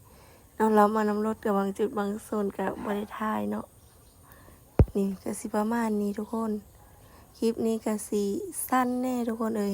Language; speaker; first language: Thai; non-native, local second language; Northeastern Thai